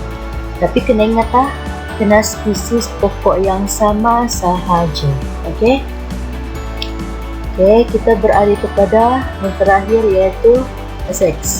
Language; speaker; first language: Malay; native; Malay